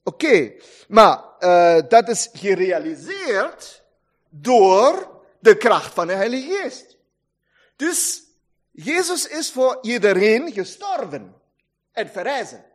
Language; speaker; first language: Dutch; non-native, fluent; German